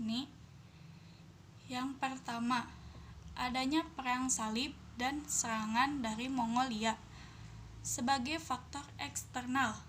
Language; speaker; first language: Indonesian; native; Indonesian